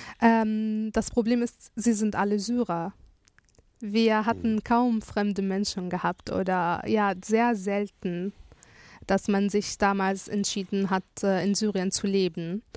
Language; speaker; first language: German; non-native, fluent; Arabic